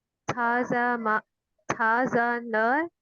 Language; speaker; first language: Chinese; non-native, learner; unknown